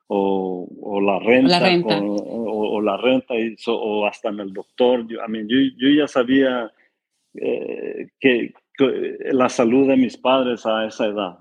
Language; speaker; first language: Spanish; early bilingual, heritage; Spanish